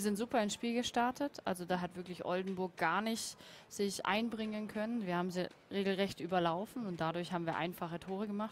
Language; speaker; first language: German; native; German